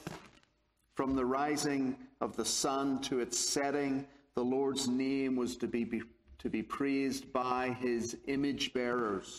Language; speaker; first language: English; native; English